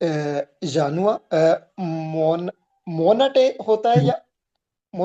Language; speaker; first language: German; non-native, learner; Hindi